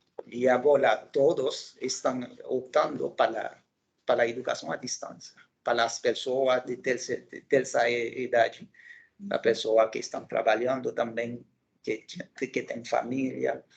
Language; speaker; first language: Portuguese; non-native, local second language; Haitian Creole